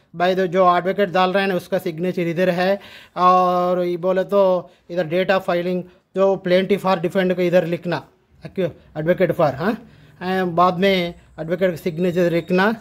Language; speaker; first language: Hindi; non-native, local second language; Telugu